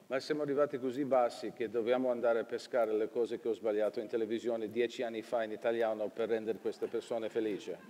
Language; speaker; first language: Italian; early bilingual, heritage; Italian